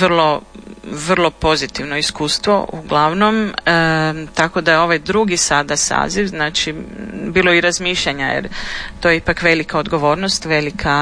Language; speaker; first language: Serbian; native; Serbian